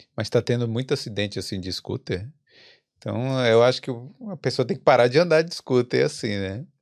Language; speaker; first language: Portuguese; native; Portuguese